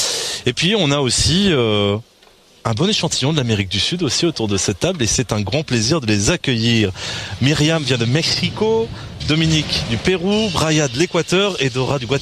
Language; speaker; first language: French; native; French